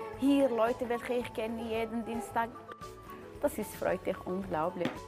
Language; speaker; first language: German; non-native, learner; Arabic